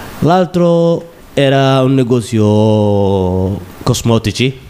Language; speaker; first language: Italian; non-native, learner; Somali